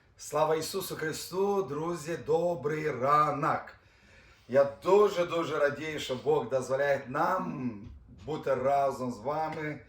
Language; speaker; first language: Ukrainian; non-native, local second language; Russian